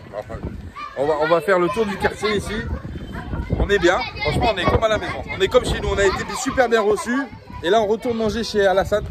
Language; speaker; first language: French; native; French